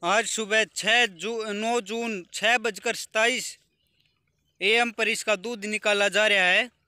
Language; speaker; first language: Hindi; native; Hindi